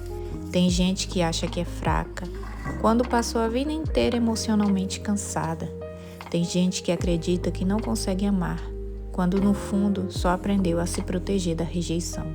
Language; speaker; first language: Portuguese; native; Portuguese